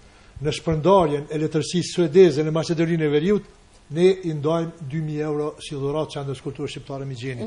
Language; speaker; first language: Albanian; native; Albanian